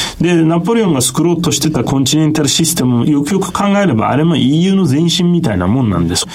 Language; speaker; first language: Japanese; non-native, fluent; Turkish